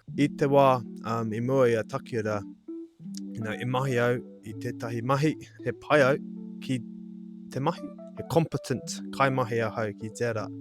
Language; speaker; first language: Māori; non-native, local second language; English